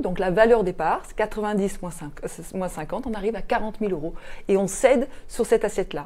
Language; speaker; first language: French; native; French